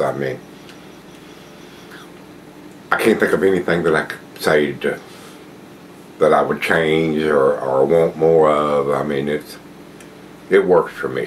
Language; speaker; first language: English; native; English